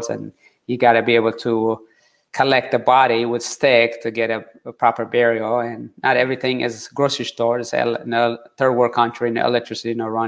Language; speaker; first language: English; early bilingual, other home language; Tigrinya